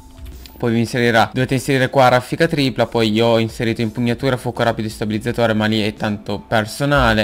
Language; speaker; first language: Italian; native; Italian